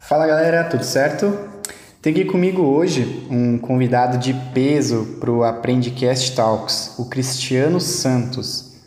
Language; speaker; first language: Portuguese; native; Portuguese